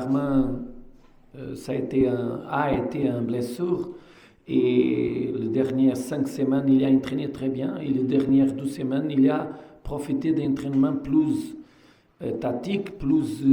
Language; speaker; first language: French; non-native, fluent; Portuguese